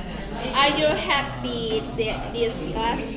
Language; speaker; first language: English; non-native, learner; Indonesian